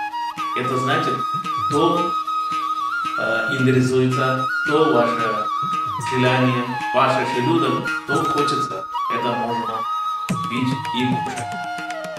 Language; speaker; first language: Russian; non-native, fluent; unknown